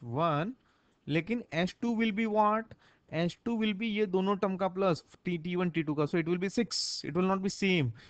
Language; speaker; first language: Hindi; non-native, local second language; Gujarati